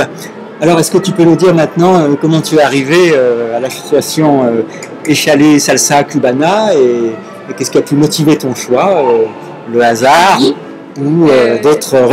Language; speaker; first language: French; native; French